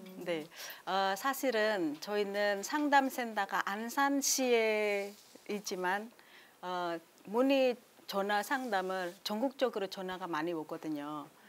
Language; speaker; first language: Korean; non-native, fluent; Indonesian